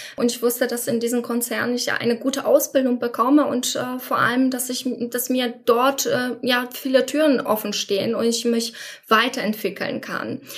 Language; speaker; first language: German; non-native, fluent; Polish